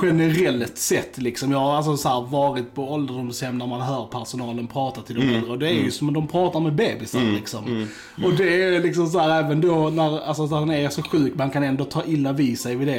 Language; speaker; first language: Swedish; native; Swedish